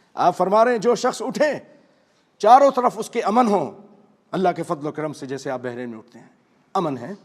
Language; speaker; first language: Urdu; native; Urdu